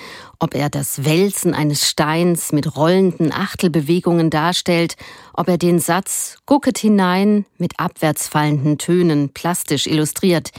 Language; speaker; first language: German; native; German